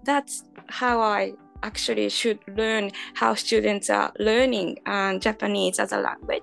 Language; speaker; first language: English; non-native, fluent; Japanese